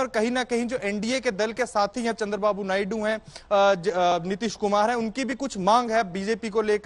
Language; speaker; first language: Hindi; native; Hindi